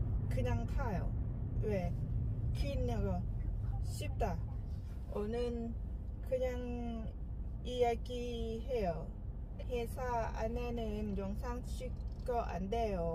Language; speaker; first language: Korean; non-native, learner; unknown